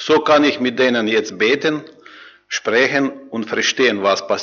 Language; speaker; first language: German; non-native, learner; Croatian